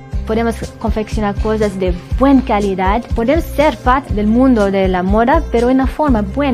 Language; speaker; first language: Spanish; native; Spanish